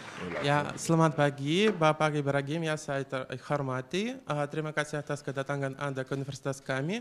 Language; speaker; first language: Indonesian; non-native, fluent; Russian